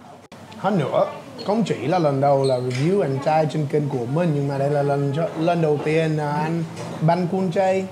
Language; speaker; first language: Vietnamese; non-native, fluent; English